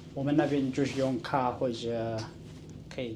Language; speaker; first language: Chinese; non-native, fluent; Amharic